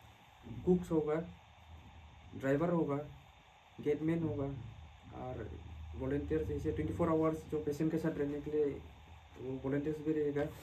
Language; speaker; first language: Hindi; non-native, local second language; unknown